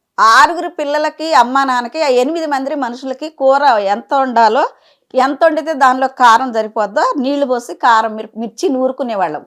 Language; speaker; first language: Telugu; native; Telugu